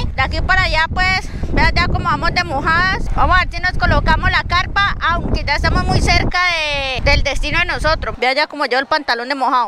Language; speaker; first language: Spanish; native; Spanish